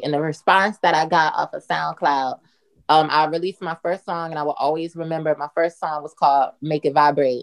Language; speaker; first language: English; native; English